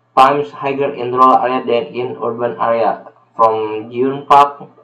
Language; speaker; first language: English; non-native, learner; Indonesian